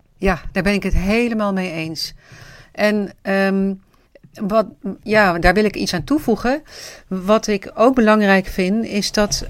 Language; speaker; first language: Dutch; native; Dutch